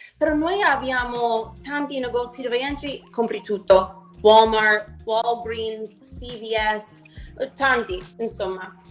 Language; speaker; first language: Italian; non-native, fluent; English